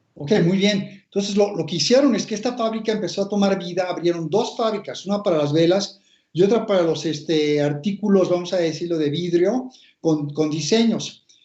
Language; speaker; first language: Spanish; native; Spanish